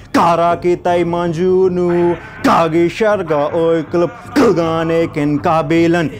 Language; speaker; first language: Kyrgyz; non-native, learner; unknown